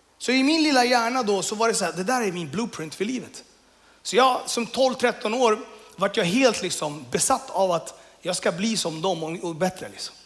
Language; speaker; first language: Swedish; early bilingual, other home language; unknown